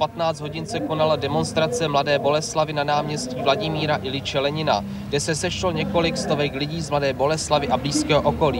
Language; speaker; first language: Czech; native; Czech